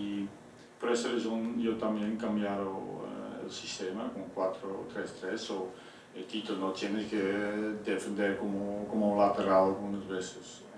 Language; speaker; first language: Spanish; non-native, fluent; Dutch